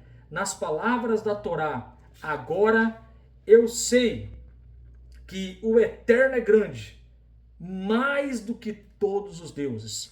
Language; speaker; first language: Portuguese; native; Portuguese